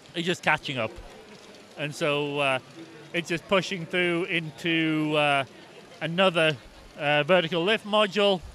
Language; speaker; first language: English; native; English